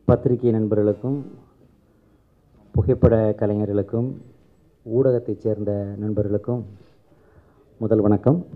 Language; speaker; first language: Tamil; native; Tamil